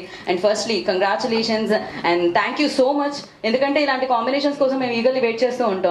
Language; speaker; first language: Telugu; native; Telugu